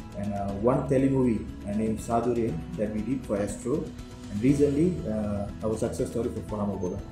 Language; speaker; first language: English; non-native, local second language; Tamil